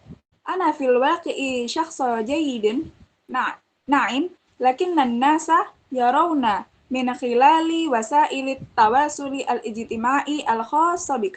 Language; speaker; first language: Arabic; non-native, learner; Indonesian